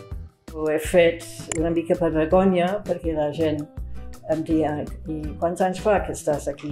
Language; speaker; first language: Catalan; non-native, fluent; English